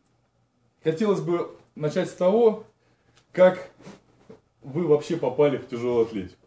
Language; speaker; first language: Russian; native; Russian